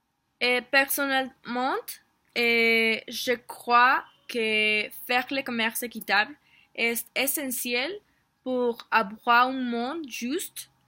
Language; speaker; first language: French; non-native, learner; Spanish